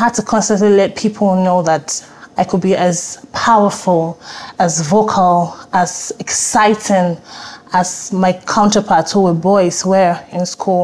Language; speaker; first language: English; non-native, local second language; Yoruba